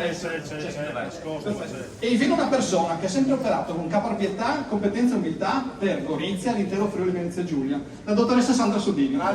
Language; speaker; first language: Italian; native; Italian